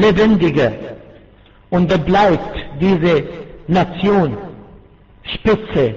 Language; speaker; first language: German; non-native, fluent; Arabic